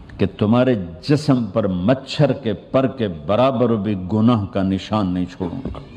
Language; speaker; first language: Urdu; non-native, local second language; Punjabi